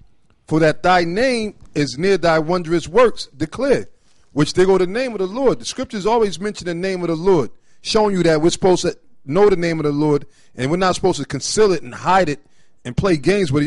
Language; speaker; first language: English; native; English